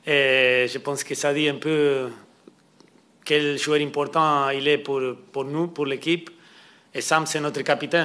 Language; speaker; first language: French; non-native, fluent; Spanish